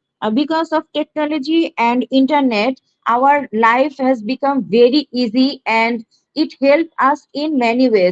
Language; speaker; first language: English; non-native, learner; Bangla